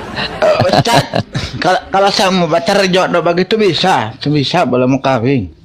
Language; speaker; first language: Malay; non-native, local second language; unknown